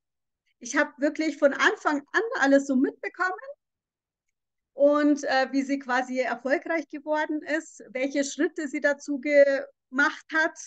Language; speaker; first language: German; native; German